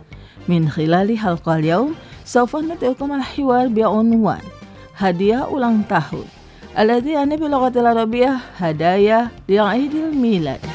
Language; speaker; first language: Arabic; non-native, fluent; Indonesian